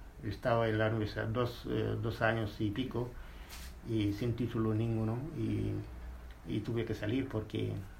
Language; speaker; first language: Spanish; non-native, fluent; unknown